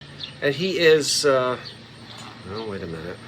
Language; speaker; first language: English; native; English